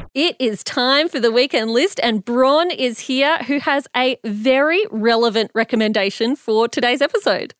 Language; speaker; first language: English; early bilingual, other home language; Hindi